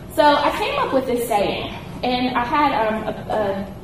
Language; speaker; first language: English; native; English